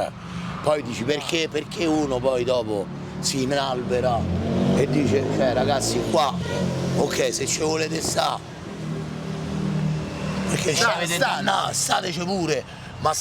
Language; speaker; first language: Italian; native; Italian